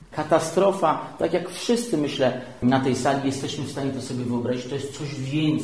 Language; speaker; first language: Polish; native; Polish